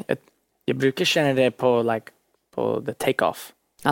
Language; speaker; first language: Swedish; early bilingual, heritage; English